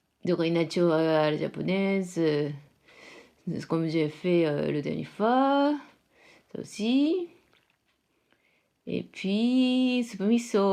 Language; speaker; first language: French; non-native, fluent; Japanese